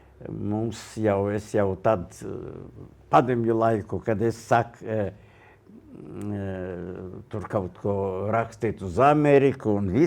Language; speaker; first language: Latvian; non-native, local second language; Russian